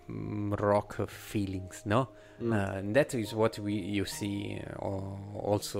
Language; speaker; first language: English; non-native, fluent; Italian